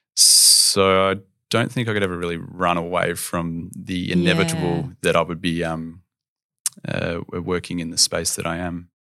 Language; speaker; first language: English; native; English